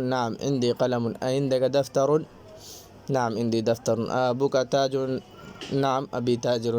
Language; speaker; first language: Arabic; non-native, fluent; Urdu